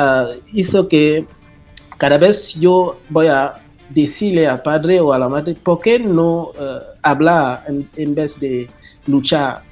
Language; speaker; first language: Spanish; non-native, fluent; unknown